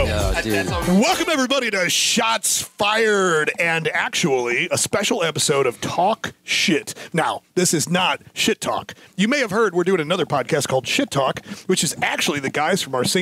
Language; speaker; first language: English; native; English